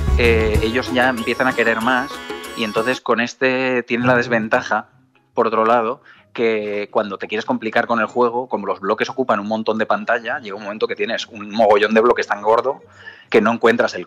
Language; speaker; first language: Spanish; native; Spanish